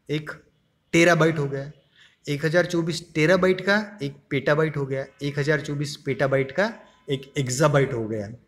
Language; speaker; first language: Hindi; non-native, local second language; Marathi